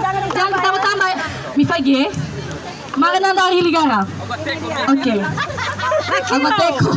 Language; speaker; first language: Indonesian; non-native, local second language; Nias